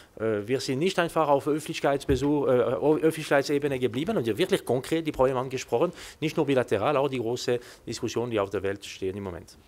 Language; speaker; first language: German; non-native, local second language; French